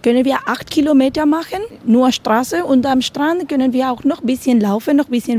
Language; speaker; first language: German; non-native, learner; Spanish